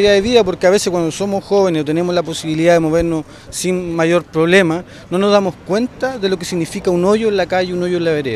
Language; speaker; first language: Spanish; native; Spanish